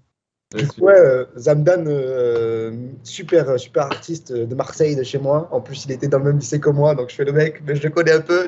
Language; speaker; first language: French; native; French